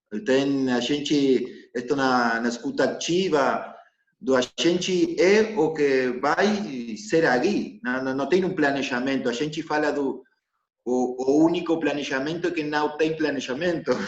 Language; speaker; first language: Portuguese; non-native, learner; Spanish